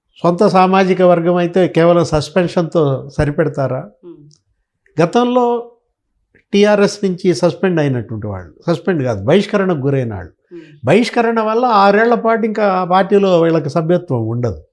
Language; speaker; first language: Telugu; native; Telugu